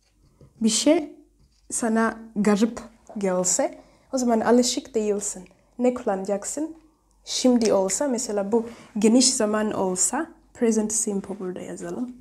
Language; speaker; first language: Turkish; non-native, learner; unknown